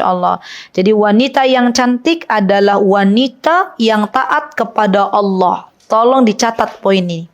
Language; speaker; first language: Indonesian; native; Indonesian